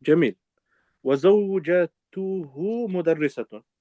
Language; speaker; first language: Arabic; non-native, fluent; English